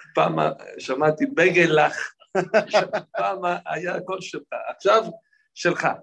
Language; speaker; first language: Hebrew; non-native, fluent; Spanish